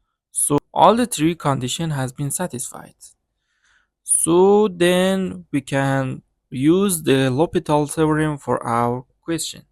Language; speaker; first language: English; non-native, learner; Persian